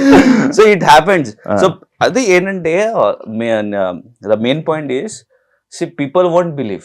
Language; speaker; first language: Telugu; non-native, learner; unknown